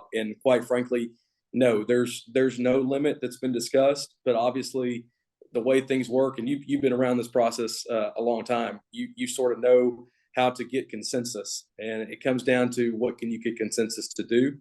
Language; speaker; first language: English; native; English